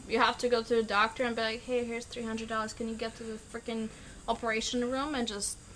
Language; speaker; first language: English; non-native, fluent; Albanian